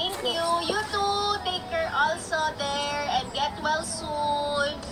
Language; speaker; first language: English; non-native, local second language; Filipino